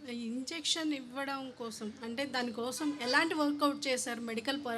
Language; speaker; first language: Telugu; native; Telugu